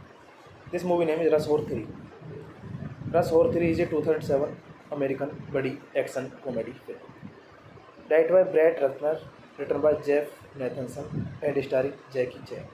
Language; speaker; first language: English; non-native, learner; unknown